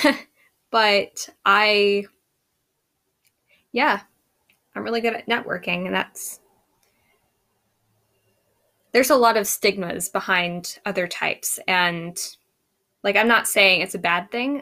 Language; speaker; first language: English; native; English